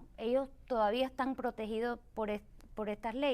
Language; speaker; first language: Spanish; early bilingual, other home language; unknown